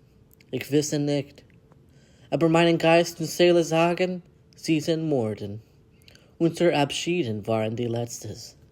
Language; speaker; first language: German; non-native, learner; English